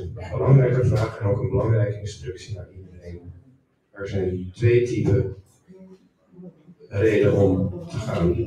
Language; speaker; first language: Dutch; native; Dutch